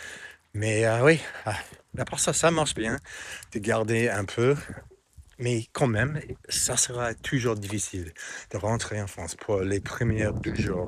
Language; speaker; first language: French; non-native, fluent; English